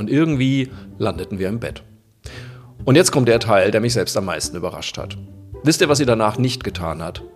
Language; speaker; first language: German; native; German